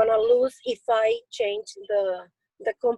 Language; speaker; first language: English; non-native, learner; Spanish